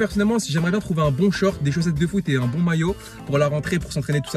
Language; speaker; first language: French; native; French